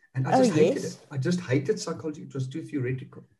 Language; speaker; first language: English; non-native, local second language; Afrikaans